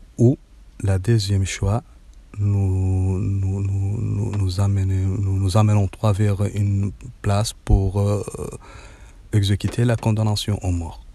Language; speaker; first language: French; non-native, learner; Arabic